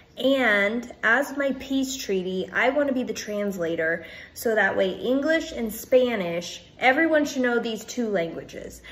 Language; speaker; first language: English; native; English